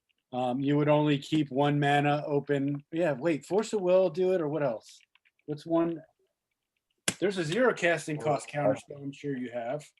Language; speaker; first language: English; native; English